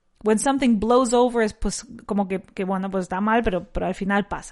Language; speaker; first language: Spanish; native; Spanish